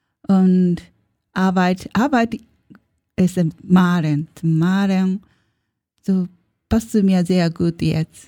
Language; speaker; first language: German; non-native, learner; Japanese